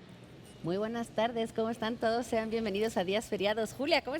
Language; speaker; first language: Spanish; native; Spanish